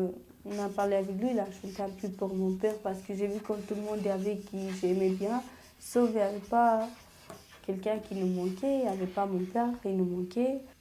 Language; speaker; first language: French; non-native, learner; Romanian